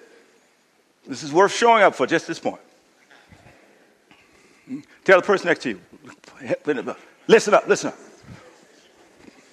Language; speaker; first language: English; native; English